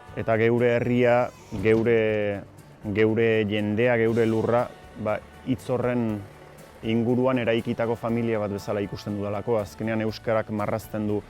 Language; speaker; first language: Basque; native; Basque